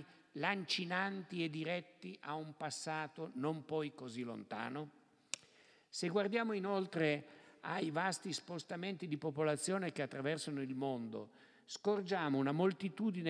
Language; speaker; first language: Italian; native; Italian